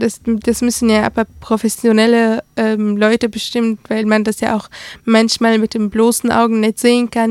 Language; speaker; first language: German; early bilingual, other home language; Arabic